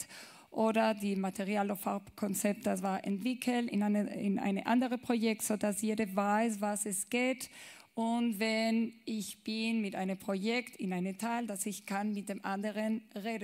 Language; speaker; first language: German; non-native, learner; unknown